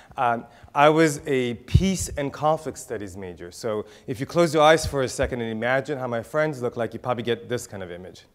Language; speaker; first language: English; native; English